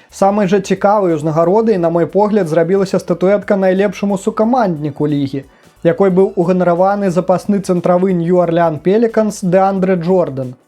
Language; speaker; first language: Belarusian; native; Belarusian